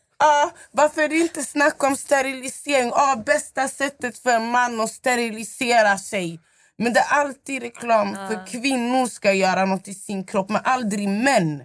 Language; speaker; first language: Swedish; native; Swedish